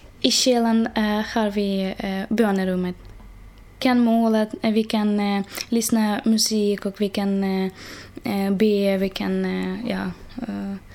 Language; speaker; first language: Swedish; non-native, learner; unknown